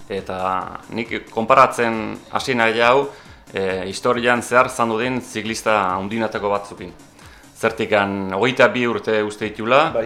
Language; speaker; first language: Basque; native; Basque